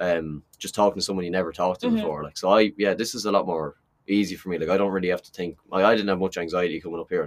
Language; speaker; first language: English; native; English